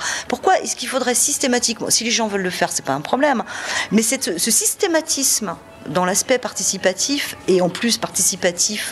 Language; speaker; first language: French; native; French